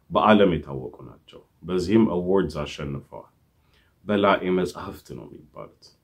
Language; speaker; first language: Amharic; native; Amharic